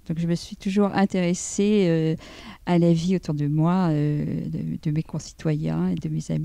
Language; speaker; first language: French; native; French